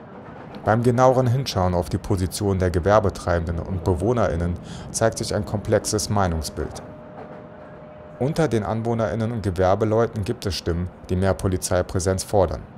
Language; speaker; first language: German; native; German